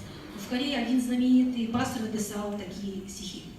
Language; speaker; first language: Russian; native; Russian